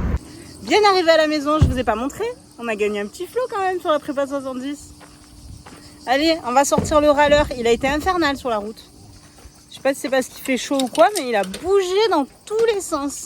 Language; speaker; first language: French; native; French